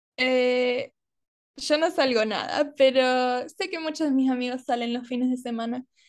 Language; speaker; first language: Spanish; early bilingual, heritage; Spanish